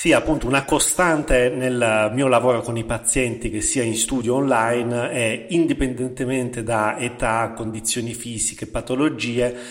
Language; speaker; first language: Italian; native; Italian